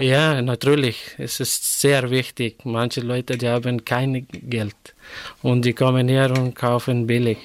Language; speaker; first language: German; non-native, learner; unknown